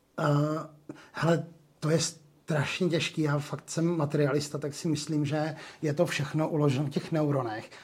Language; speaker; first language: Czech; native; Czech